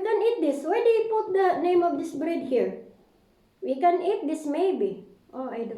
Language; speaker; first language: English; non-native, learner; Filipino